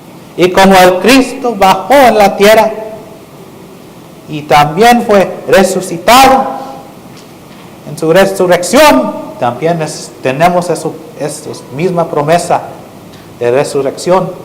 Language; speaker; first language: Spanish; non-native, learner; English